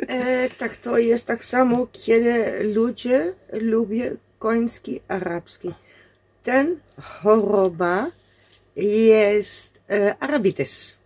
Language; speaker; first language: Polish; non-native, learner; Dutch